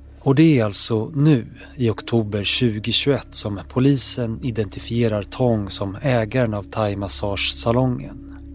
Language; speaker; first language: Swedish; native; Swedish